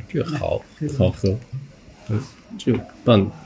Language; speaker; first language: Chinese; non-native, learner; Japanese